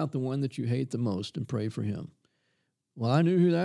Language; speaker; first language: English; native; English